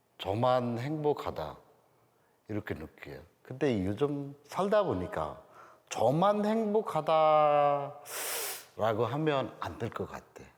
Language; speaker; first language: Korean; non-native, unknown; Bangla